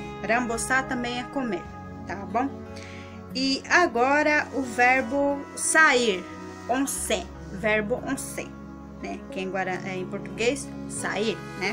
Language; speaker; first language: Portuguese; non-native, local second language; Guarani